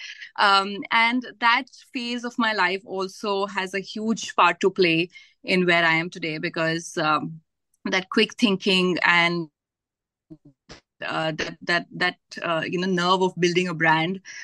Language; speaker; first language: English; non-native, local second language; Hindi